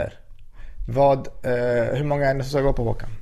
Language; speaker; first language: Swedish; native; Swedish